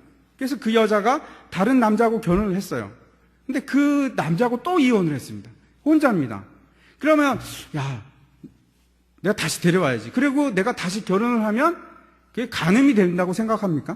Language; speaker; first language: Korean; native; Korean